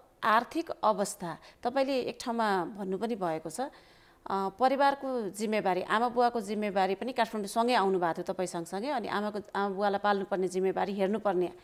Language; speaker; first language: Nepali; native; Nepali